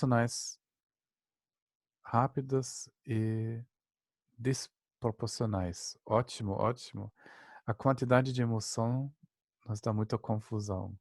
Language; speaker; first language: Portuguese; non-native, fluent; German